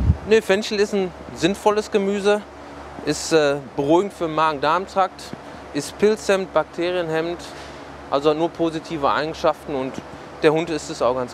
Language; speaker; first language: German; native; German